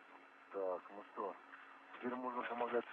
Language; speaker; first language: Russian; native; Russian